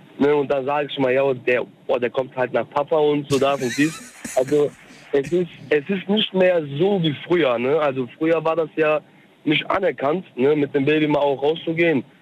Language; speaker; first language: German; early bilingual, other home language; Turkish